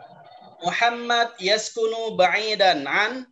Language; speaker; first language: Arabic; non-native, fluent; Indonesian